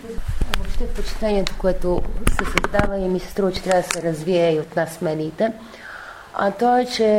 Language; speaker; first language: Bulgarian; native; Bulgarian